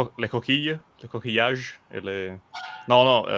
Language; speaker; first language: French; non-native, fluent; Italian